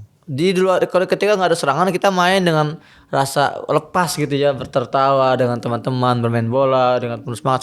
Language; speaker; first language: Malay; non-native, fluent; Arabic